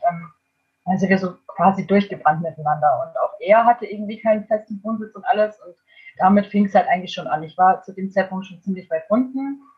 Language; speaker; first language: German; native; German